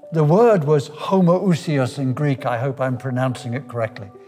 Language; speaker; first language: English; native; English